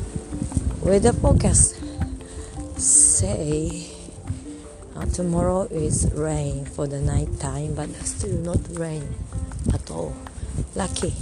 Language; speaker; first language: English; non-native, learner; Japanese